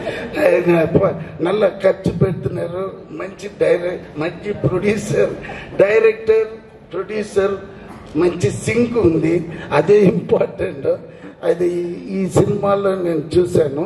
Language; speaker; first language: Telugu; non-native, learner; Tamil